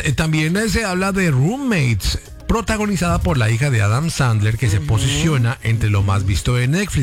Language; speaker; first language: Spanish; native; Spanish